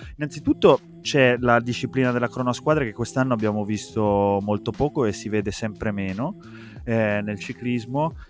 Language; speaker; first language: Italian; native; Italian